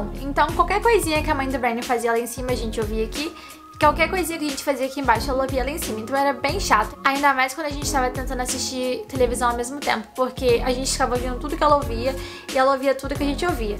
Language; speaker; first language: Portuguese; native; Portuguese